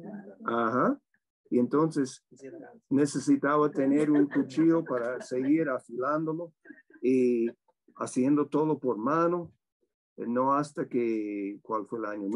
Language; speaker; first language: Spanish; non-native, fluent; English